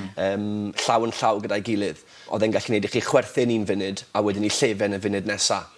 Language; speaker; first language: Welsh; native; Welsh